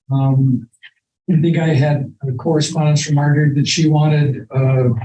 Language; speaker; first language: English; native; English